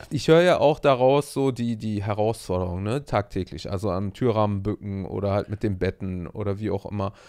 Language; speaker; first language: German; native; German